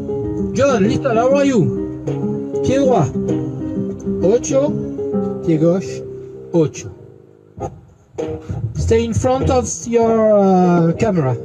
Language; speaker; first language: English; non-native, learner; French